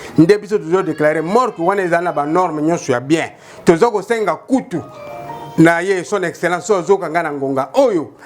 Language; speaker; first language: Lingala; native; Lingala